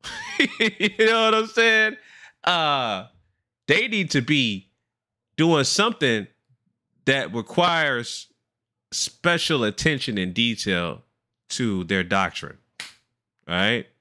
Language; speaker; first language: English; native; English